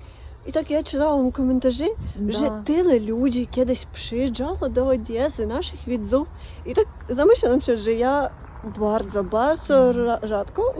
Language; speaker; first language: Polish; non-native, fluent; Russian